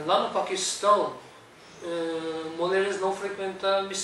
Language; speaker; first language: Portuguese; non-native, learner; Urdu